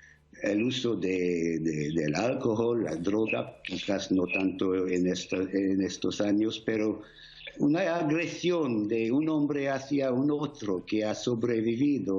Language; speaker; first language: Spanish; non-native, fluent; English